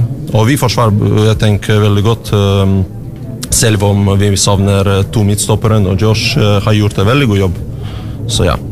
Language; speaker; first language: Norwegian; non-native, fluent; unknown